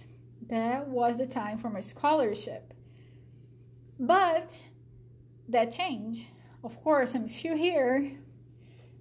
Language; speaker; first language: English; non-native, fluent; Portuguese